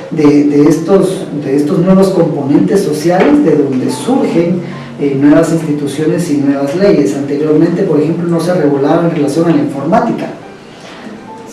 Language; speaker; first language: Spanish; native; Spanish